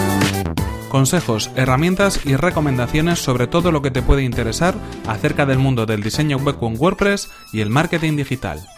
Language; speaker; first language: Spanish; native; Spanish